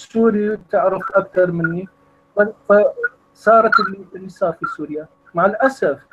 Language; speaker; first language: Arabic; non-native, fluent; Kurdish